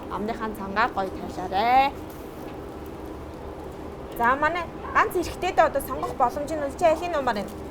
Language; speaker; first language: Mongolian; native; Mongolian